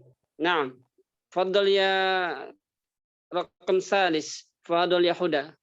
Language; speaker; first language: Arabic; non-native, fluent; Indonesian